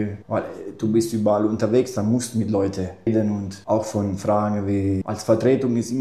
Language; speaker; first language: German; non-native, fluent; Italian